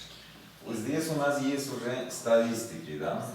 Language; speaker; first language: Russian; non-native, learner; Spanish